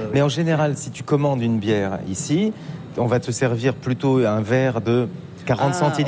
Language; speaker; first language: French; native; French